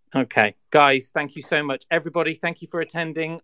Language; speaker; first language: English; native; English